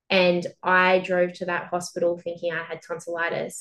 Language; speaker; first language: English; native; English